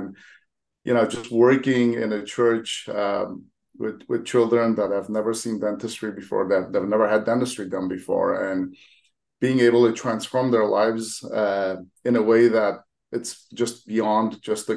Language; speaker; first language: English; early bilingual, other home language; Armenian